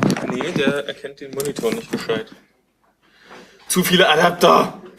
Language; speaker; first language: German; native; German